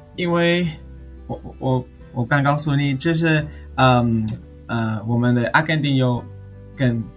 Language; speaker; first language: Chinese; non-native, learner; Spanish